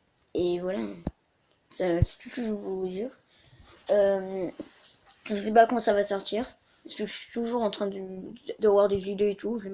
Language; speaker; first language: French; native; French